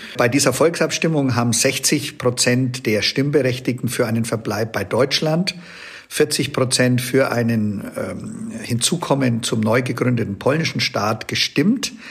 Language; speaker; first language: German; native; German